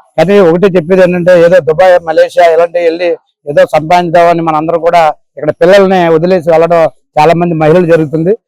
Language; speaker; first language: Telugu; native; Telugu